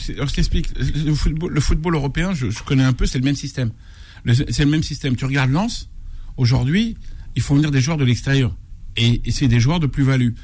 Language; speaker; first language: French; non-native, local second language; Arabic